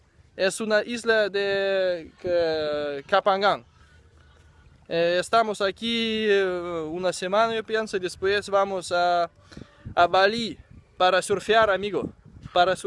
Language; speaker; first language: Spanish; non-native, learner; Russian